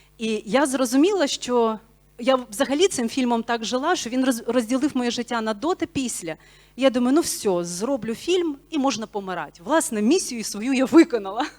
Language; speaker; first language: Ukrainian; non-native, local second language; Bulgarian